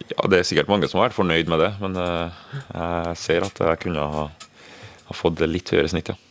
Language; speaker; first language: Norwegian; early bilingual, other home language; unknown